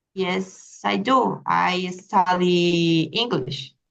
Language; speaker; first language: English; non-native, learner; Spanish